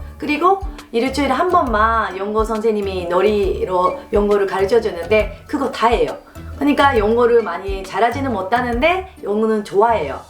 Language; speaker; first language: Korean; non-native, fluent; Japanese